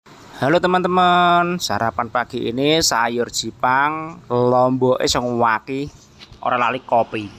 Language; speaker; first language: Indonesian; non-native, local second language; Javanese